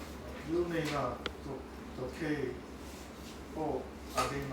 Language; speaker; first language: Japanese; non-native, learner; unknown